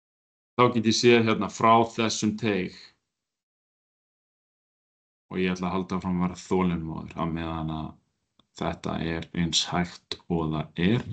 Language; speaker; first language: Icelandic; native; Icelandic